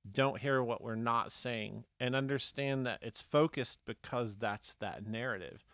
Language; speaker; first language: English; native; English